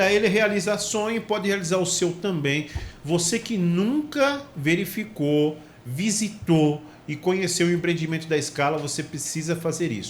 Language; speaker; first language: Portuguese; native; Portuguese